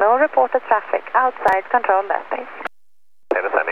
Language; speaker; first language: English; non-native, fluent; Swedish